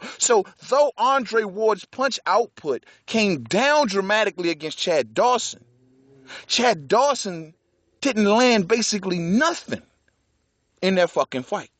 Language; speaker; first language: English; native; English